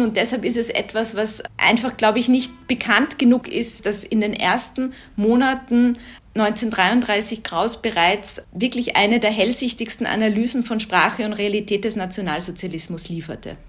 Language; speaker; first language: German; native; German